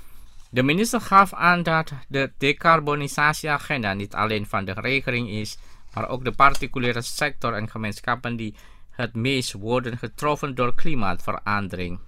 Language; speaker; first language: Dutch; non-native, fluent; Indonesian